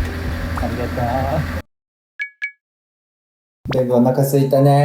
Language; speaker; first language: Japanese; native; Japanese